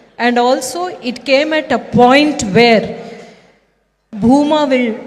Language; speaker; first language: English; non-native, local second language; Telugu